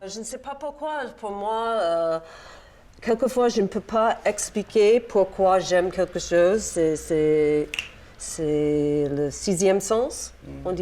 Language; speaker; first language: French; non-native, fluent; English